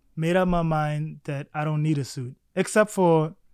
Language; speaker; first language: English; early bilingual, other home language; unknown